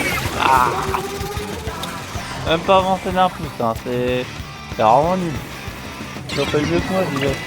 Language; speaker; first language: French; native; French